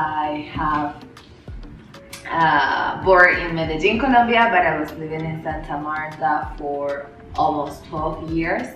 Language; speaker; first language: English; non-native, learner; Spanish